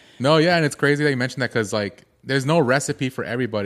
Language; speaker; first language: English; early bilingual, other home language; Spanish